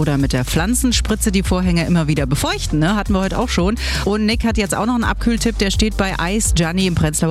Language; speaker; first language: German; native; German